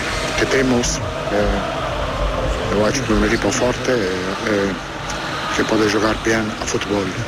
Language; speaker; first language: Portuguese; non-native, fluent; Italian